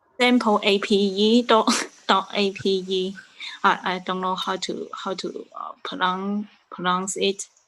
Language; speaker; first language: English; non-native, learner; Chinese